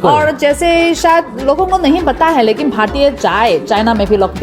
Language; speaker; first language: Hindi; non-native, learner; Chinese